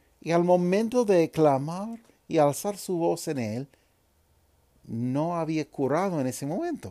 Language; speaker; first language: Spanish; non-native, fluent; English